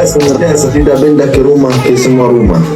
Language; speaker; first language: Indonesian; non-native, learner; Arabic